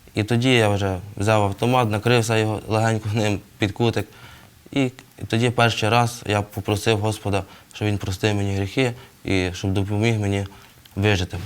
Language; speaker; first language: Ukrainian; native; Ukrainian